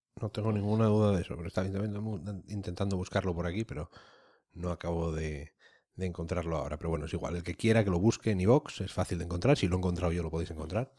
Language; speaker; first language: Spanish; native; Spanish